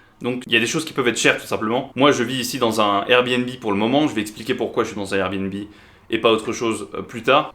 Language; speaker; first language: French; native; French